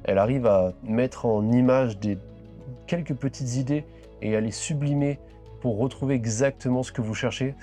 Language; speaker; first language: French; native; French